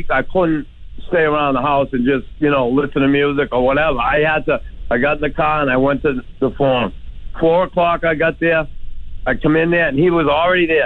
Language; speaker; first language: English; native; English